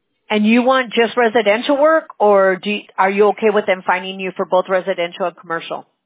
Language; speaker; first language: English; early bilingual, other home language; Spanish